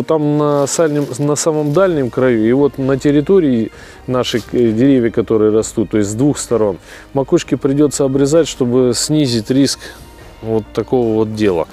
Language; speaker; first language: Russian; native; Russian